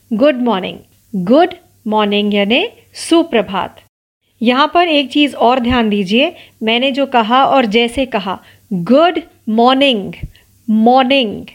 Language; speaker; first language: Hindi; non-native, local second language; Marathi